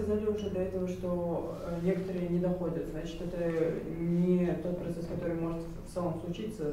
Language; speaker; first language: Russian; native; Russian